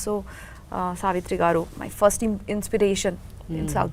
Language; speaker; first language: Telugu; non-native, learner; Bangla